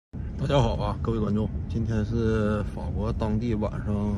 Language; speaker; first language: Chinese; native; Chinese